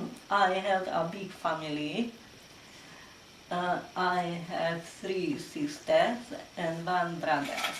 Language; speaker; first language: English; non-native, learner; Hungarian